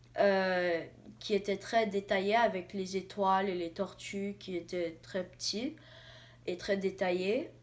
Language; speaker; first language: French; non-native, learner; English